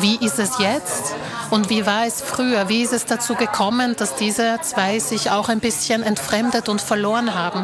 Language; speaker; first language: German; early bilingual, other home language; Slovak